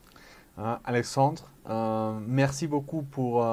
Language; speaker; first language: French; non-native, fluent; Spanish